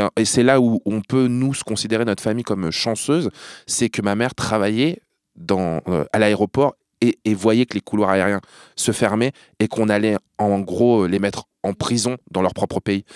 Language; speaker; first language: French; native; French